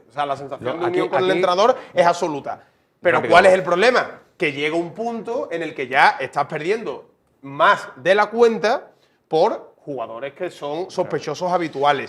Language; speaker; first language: Spanish; native; Spanish